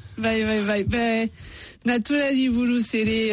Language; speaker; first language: Basque; non-native, local second language; French